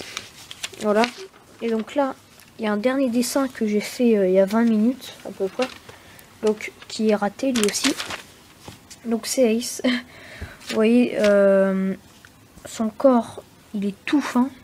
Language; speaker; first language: French; native; French